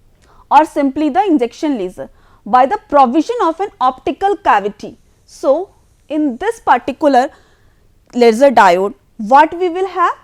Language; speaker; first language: English; non-native, local second language; Hindi